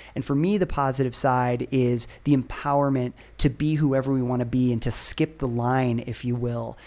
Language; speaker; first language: English; native; English